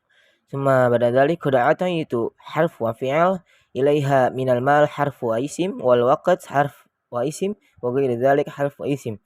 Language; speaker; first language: Arabic; non-native, learner; Indonesian